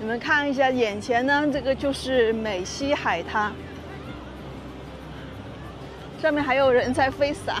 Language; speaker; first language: Chinese; native; Chinese